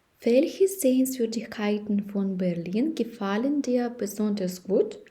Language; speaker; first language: German; non-native, fluent; Ukrainian